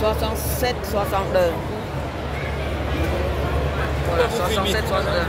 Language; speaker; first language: French; non-native, fluent; Vietnamese